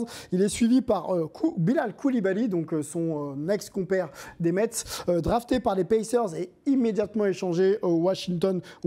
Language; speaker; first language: French; native; French